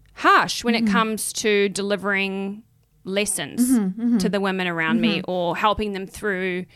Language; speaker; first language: English; native; English